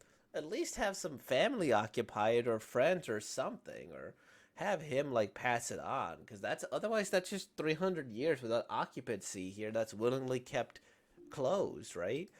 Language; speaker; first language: English; native; English